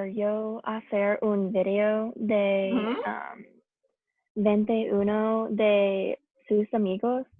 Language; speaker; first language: Spanish; non-native, learner; English